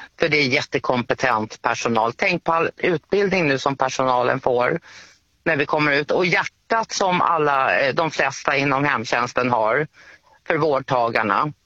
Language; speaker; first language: Swedish; native; Swedish